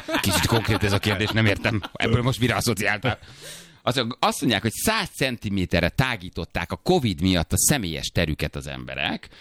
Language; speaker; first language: Hungarian; native; Hungarian